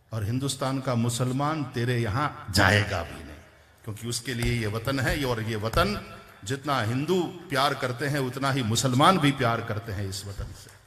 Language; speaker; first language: Hindi; non-native, local second language; Gujarati